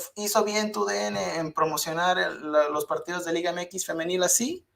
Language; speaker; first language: Spanish; early bilingual, heritage; Spanish